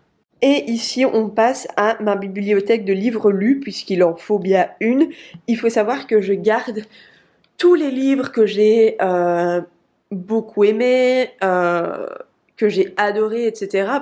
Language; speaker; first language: French; native; French